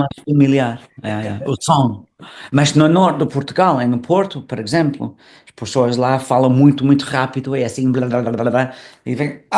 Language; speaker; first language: Portuguese; non-native, fluent; English